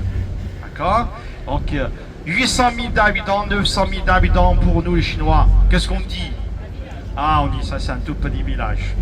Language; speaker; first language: French; non-native, fluent; Chinese